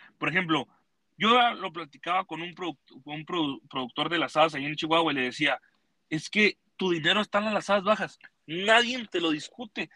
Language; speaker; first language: Spanish; early bilingual, heritage; Spanish